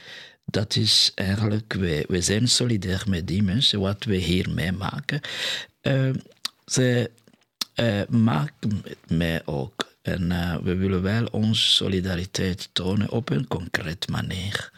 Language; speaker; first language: Dutch; non-native, fluent; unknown